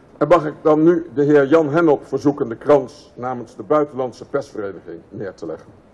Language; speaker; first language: Dutch; native; Dutch